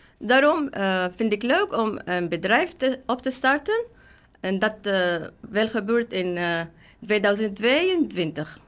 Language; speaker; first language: Dutch; non-native, learner; Arabic